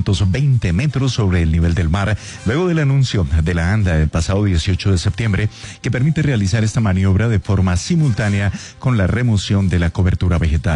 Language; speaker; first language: Spanish; native; Spanish